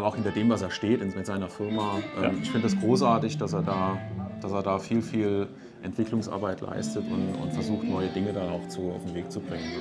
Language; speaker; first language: German; native; German